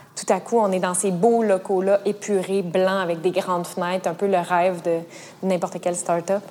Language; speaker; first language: French; native; French